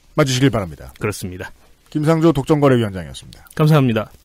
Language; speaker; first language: Korean; native; Korean